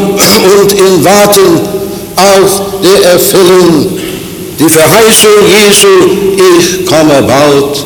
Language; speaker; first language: German; non-native, fluent; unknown